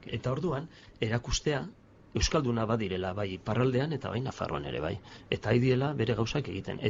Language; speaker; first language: Basque; non-native, local second language; Spanish